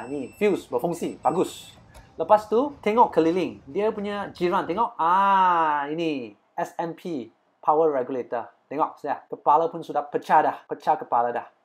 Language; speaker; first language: Malay; non-native, local second language; Chinese